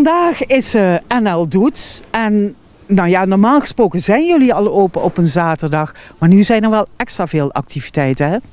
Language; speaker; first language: Dutch; native; Dutch